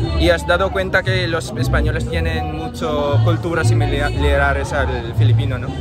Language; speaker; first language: Spanish; non-native, learner; Filipino